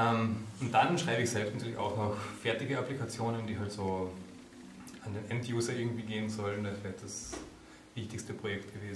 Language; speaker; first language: German; native; German